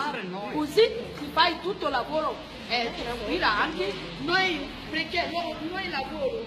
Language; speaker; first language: Italian; non-native, learner; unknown